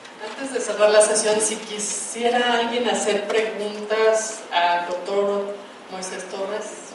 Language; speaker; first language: Spanish; native; Spanish